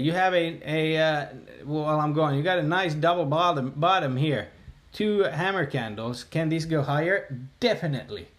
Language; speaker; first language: English; native; English